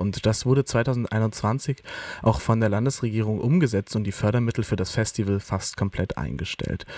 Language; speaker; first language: German; native; German